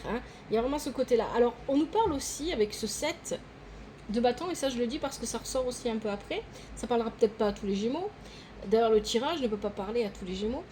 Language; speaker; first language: French; native; French